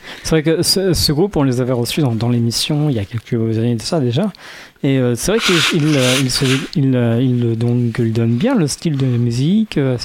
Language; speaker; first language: French; native; French